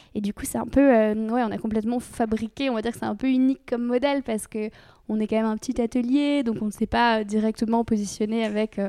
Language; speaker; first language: French; native; French